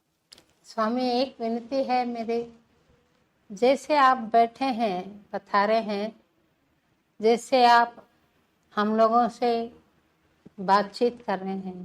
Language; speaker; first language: Hindi; non-native, local second language; Telugu